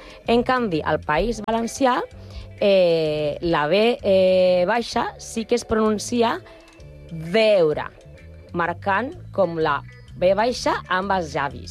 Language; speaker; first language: Catalan; non-native, learner; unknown